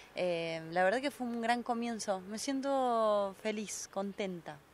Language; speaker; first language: Spanish; native; Spanish